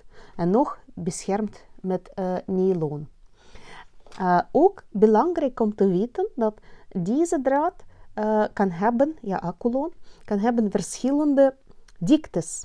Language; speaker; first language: Dutch; non-native, learner; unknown